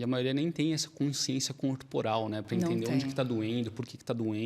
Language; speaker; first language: Portuguese; native; Portuguese